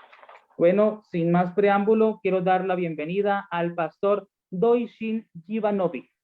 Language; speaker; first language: Spanish; native; Spanish